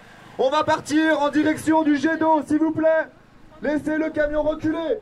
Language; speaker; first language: French; native; French